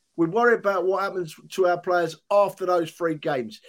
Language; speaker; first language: English; native; English